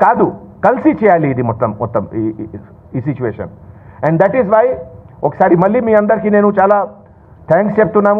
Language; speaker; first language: Telugu; non-native, local second language; Hindi